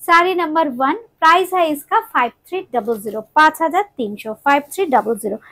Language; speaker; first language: Hindi; non-native, local second language; Bangla